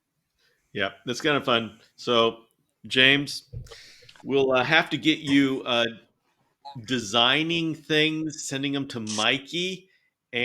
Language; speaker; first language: English; native; English